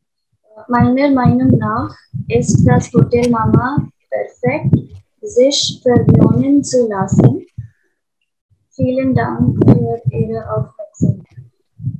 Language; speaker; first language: German; non-native, learner; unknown